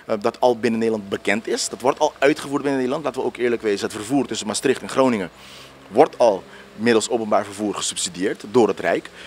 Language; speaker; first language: Dutch; non-native, local second language; Papiamento